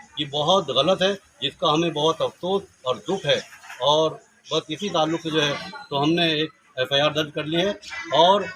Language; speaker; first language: Urdu; native; Urdu